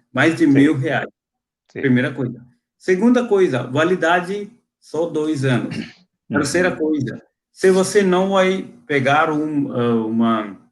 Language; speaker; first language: Portuguese; non-native, fluent; Hindi